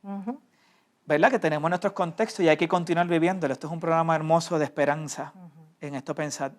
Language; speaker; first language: Spanish; native; Spanish